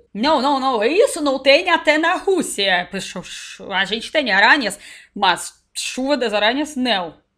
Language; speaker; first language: Portuguese; non-native, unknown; Russian